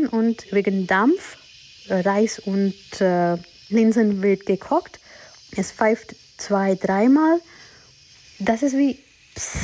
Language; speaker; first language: German; non-native, fluent; Gujarati